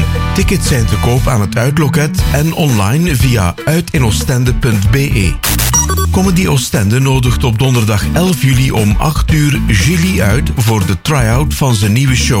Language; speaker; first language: Dutch; native; Dutch